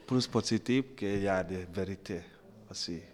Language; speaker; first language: French; non-native, learner; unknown